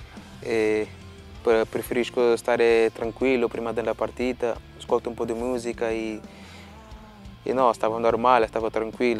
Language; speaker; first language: Italian; non-native, fluent; Portuguese